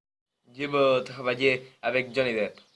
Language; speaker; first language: French; non-native, learner; Spanish